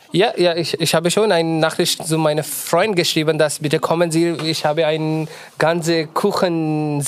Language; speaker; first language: German; non-native, learner; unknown